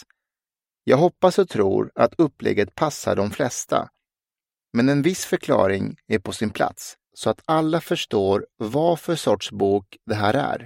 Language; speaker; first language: Swedish; early bilingual, other home language; Persian